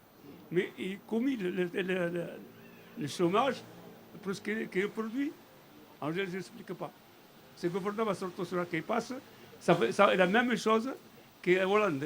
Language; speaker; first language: French; non-native, fluent; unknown